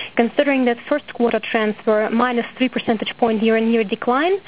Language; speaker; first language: English; non-native, fluent; Russian